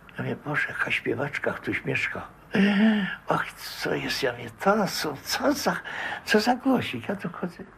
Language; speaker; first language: Polish; native; Polish